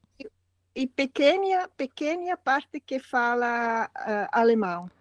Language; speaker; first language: Portuguese; non-native, learner; Dutch